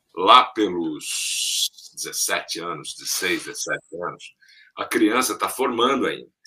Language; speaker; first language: Portuguese; native; Portuguese